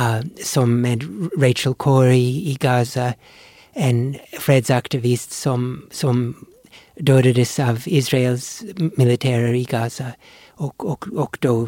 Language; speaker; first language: Swedish; non-native, fluent; English